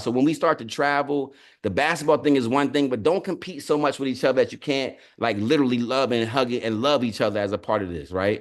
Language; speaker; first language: English; native; English